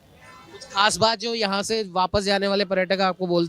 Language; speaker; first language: Hindi; native; Hindi